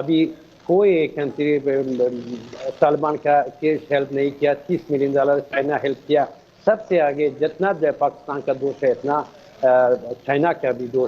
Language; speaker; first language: Hindi; non-native, fluent; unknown